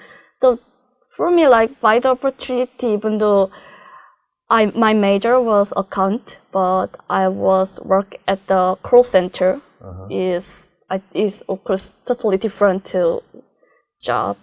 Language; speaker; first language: English; non-native, learner; Korean